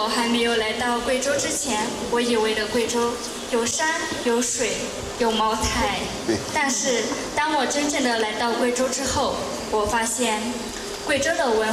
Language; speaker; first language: Chinese; non-native, fluent; Lao